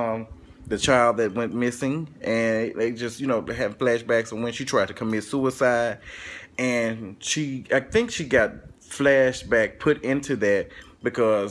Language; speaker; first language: English; native; English